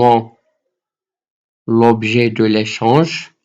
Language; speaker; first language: French; non-native, local second language; Arabic